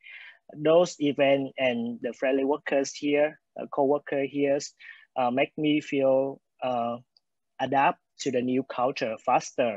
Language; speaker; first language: English; non-native, fluent; Vietnamese